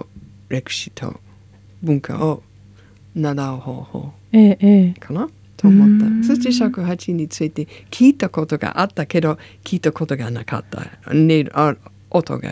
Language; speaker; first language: Japanese; non-native, learner; English